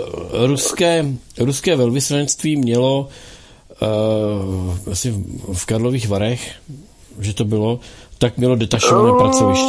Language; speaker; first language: Czech; native; Czech